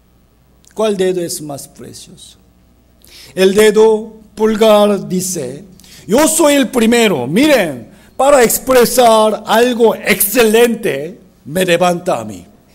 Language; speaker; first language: Spanish; non-native, fluent; Korean